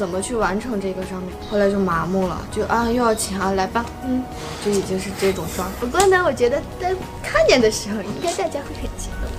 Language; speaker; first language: Chinese; native; Chinese